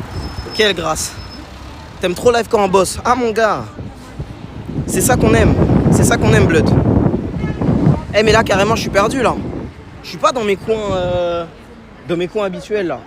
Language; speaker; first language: French; native; French